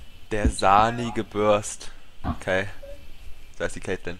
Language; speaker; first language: German; native; German